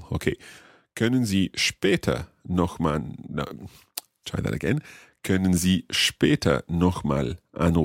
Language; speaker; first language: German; non-native, learner; English